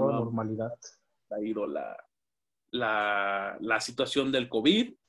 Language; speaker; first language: Spanish; native; Spanish